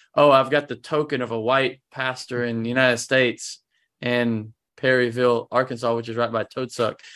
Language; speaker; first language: English; native; English